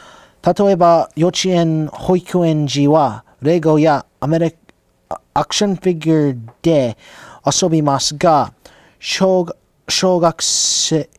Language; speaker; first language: Japanese; non-native, learner; English